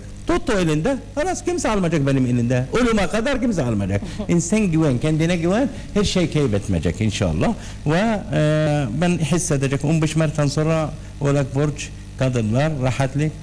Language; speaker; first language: Turkish; non-native, learner; Arabic